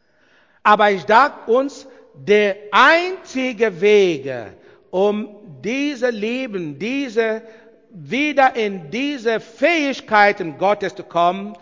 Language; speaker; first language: German; non-native, learner; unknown